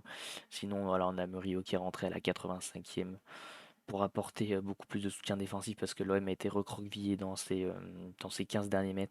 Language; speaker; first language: French; native; French